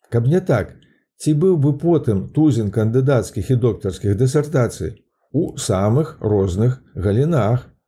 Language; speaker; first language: Belarusian; native; Belarusian